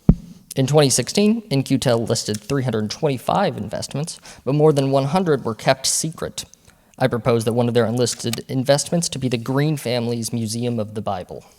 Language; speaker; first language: English; native; English